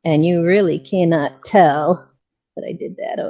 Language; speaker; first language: English; native; English